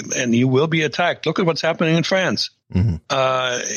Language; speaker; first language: English; non-native, fluent; German